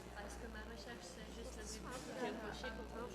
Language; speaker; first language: French; non-native, learner; Russian